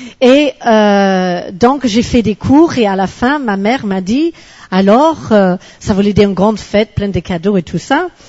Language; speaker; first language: French; non-native, fluent; English